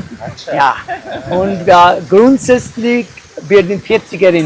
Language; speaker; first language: German; non-native, learner; Bangla